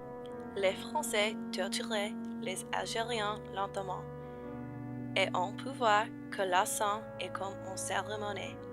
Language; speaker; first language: French; non-native, learner; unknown